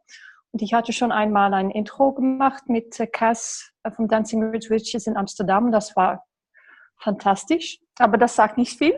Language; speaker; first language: German; non-native, learner; English